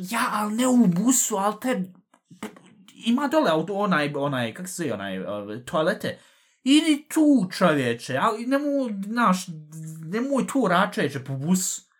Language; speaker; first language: Bosnian; early bilingual, heritage; Bosnian